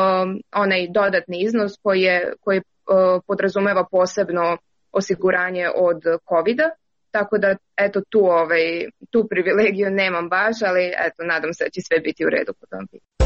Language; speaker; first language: Serbian; native; Serbian